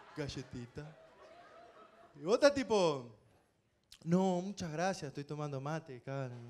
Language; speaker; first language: Spanish; native; Spanish